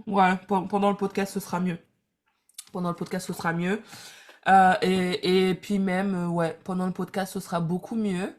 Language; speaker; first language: French; native; French